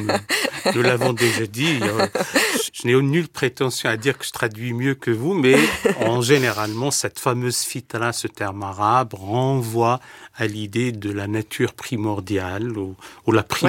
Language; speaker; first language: French; native; French